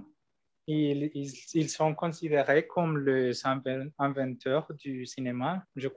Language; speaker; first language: French; non-native, learner; Spanish